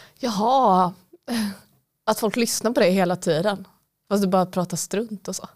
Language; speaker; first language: Swedish; native; Swedish